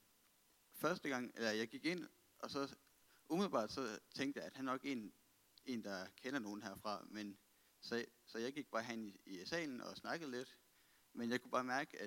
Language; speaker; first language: Danish; native; Danish